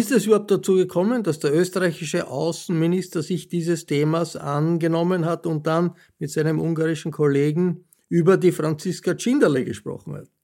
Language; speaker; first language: German; native; German